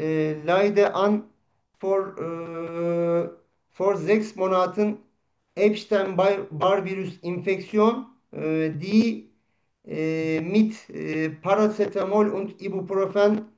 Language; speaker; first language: German; non-native, learner; Turkish